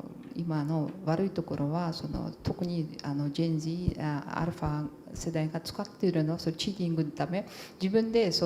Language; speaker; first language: Japanese; non-native, fluent; Portuguese